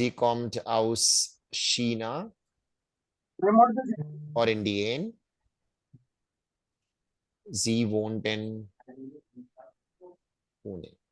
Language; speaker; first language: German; non-native, fluent; Hindi